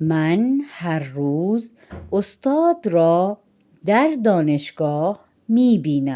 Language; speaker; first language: Persian; non-native, fluent; Urdu